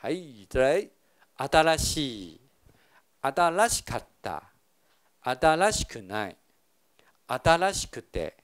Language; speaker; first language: Japanese; non-native, fluent; Chinese